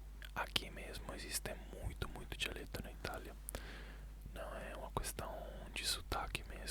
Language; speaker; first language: Portuguese; non-native, fluent; Italian